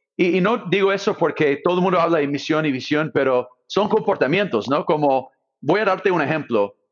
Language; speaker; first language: Spanish; non-native, fluent; English